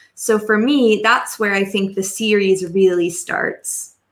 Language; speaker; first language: English; native; English